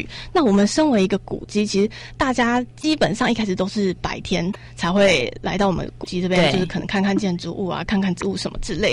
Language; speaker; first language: Chinese; native; Chinese